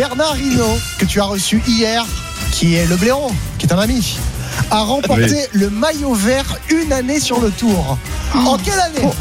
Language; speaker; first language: French; native; French